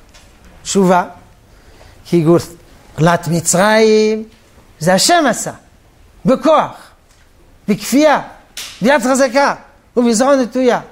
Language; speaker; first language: Hebrew; non-native, fluent; French